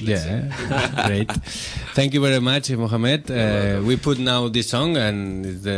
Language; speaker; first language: English; non-native, learner; Catalan